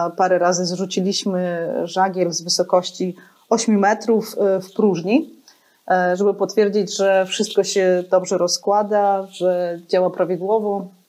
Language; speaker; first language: Polish; early bilingual, other home language; Russian